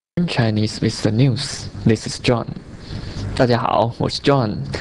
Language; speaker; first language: English; non-native, fluent; Chinese